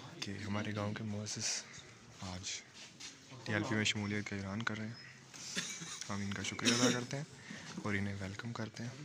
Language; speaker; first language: Urdu; non-native, local second language; Punjabi